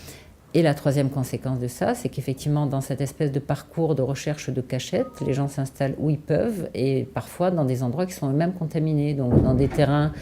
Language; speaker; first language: French; native; French